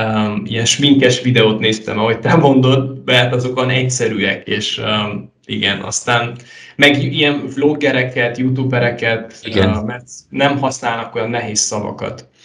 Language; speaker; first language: Hungarian; non-native, fluent; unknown